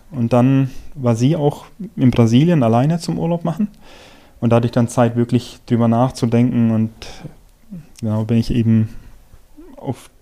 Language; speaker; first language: German; native; German